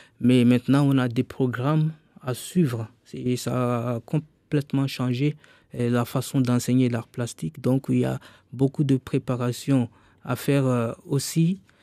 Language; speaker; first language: French; non-native, local second language; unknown